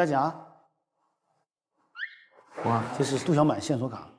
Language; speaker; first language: Chinese; native; Chinese